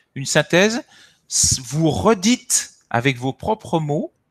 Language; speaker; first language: French; native; French